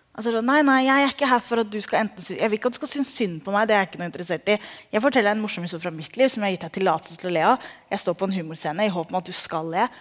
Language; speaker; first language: Norwegian; early bilingual, other home language; Somali